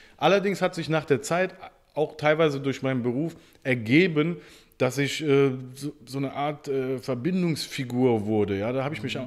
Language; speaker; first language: German; native; German